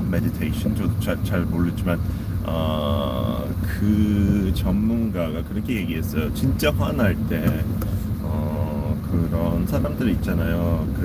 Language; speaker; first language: Korean; non-native, fluent; English